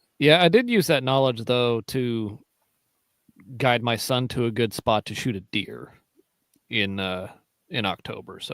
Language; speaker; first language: English; native; English